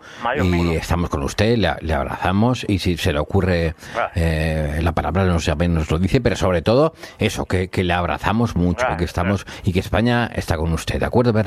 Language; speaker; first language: Spanish; native; Spanish